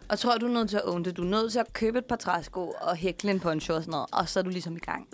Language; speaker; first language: Danish; native; Danish